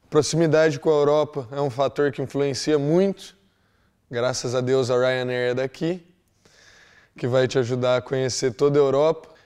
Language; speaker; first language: Portuguese; native; Portuguese